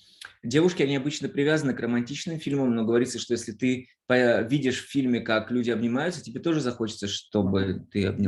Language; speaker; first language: Russian; native; Russian